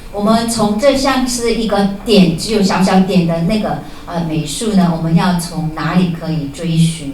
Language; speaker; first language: Chinese; native; Chinese